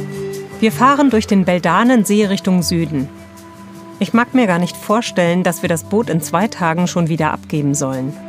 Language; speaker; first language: German; native; German